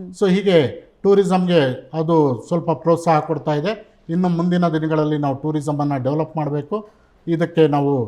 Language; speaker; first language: Kannada; non-native, local second language; Urdu